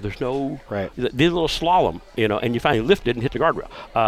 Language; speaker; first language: English; native; English